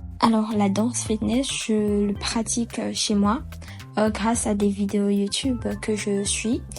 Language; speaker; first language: French; non-native, local second language; Malagasy